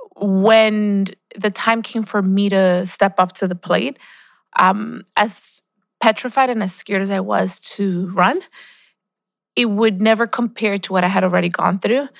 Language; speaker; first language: English; early bilingual, other home language; Spanish